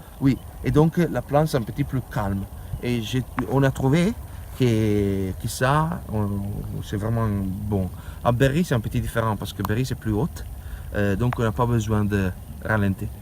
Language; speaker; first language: French; non-native, learner; Italian